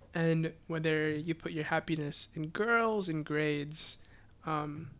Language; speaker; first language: English; native; English